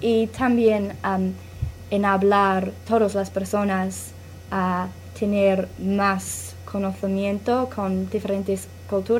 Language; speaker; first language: Spanish; non-native, learner; English